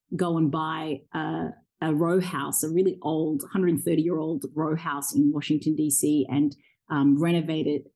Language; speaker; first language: English; early bilingual, other home language; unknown